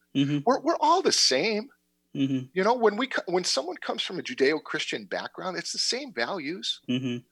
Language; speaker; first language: English; native; English